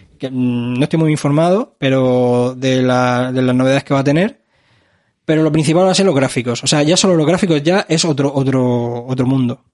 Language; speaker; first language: Spanish; native; Spanish